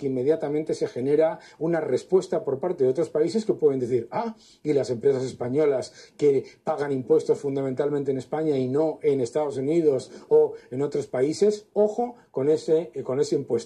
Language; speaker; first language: Spanish; native; Spanish